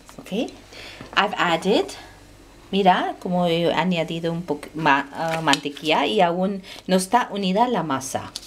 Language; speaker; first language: Spanish; non-native, fluent; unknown